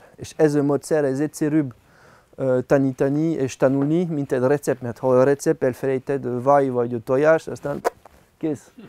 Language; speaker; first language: Hungarian; non-native, learner; French